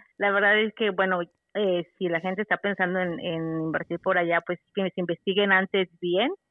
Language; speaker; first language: Spanish; native; Spanish